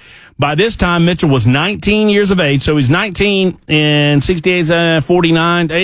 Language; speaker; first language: English; native; English